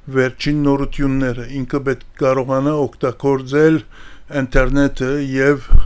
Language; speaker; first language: Armenian; early bilingual, heritage; Armenian